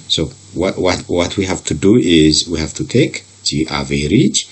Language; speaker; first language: English; non-native, local second language; Amharic